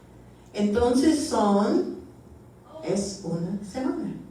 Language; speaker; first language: Spanish; early bilingual, heritage; Spanish